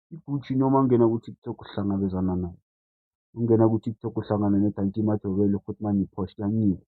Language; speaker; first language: Zulu; native; Zulu